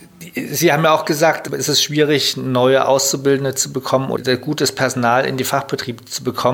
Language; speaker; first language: German; native; German